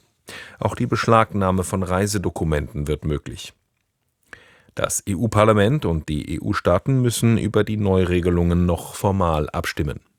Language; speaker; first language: German; native; German